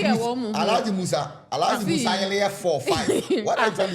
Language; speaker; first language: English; non-native, local second language; Akan